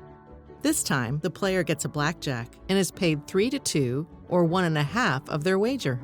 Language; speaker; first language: English; native; English